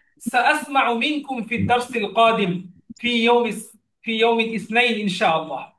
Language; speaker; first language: Arabic; non-native, fluent; Bangla